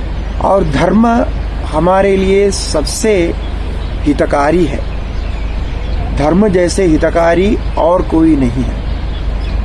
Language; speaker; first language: Hindi; non-native, local second language; Malayalam